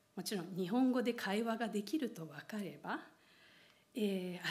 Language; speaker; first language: Japanese; non-native, fluent; Hungarian